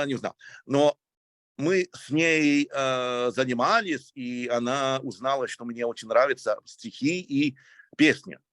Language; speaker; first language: Russian; non-native, fluent; English